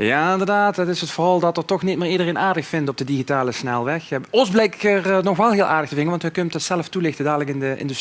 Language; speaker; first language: Dutch; native; Dutch